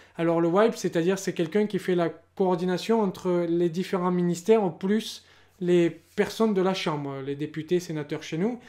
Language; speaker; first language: French; native; French